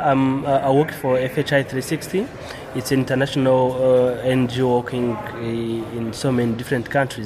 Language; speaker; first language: English; non-native, local second language; Kinyarwanda